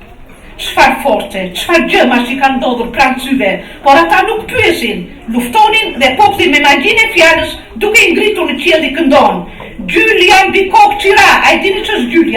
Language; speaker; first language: Albanian; native; Albanian